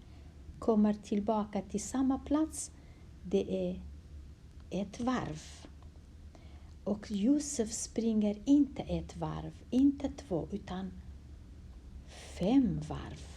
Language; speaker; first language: Swedish; non-native, fluent; Kurdish